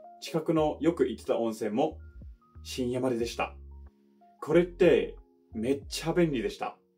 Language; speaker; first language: Japanese; non-native, fluent; English